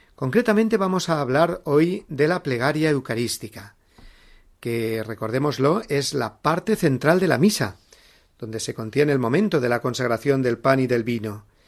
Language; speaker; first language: Spanish; native; Spanish